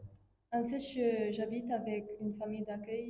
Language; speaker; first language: French; non-native, fluent; English